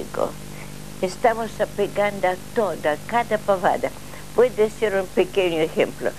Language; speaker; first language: Spanish; non-native, learner; Russian